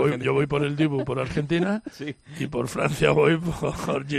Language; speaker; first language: Spanish; native; Spanish